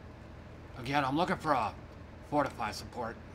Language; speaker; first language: English; native; English